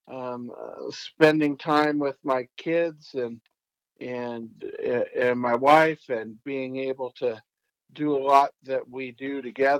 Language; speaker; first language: English; native; English